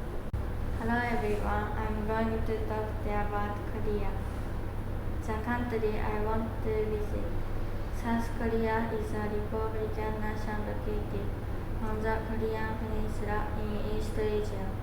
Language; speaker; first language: English; non-native, learner; Japanese